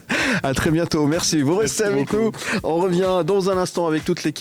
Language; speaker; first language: French; native; French